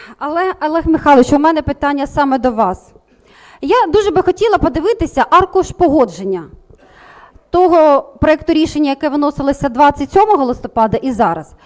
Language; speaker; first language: Ukrainian; native; Ukrainian